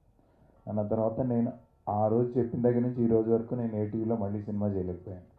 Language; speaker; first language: Telugu; native; Telugu